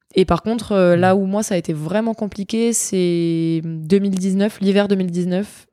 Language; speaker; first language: French; native; French